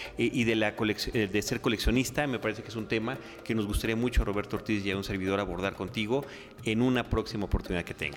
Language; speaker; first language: Spanish; native; Spanish